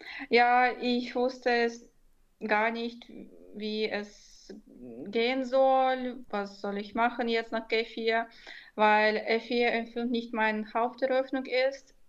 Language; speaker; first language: German; non-native, fluent; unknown